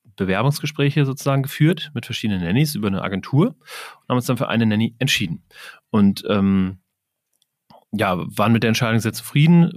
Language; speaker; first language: German; native; German